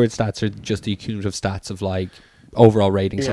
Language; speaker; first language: English; native; English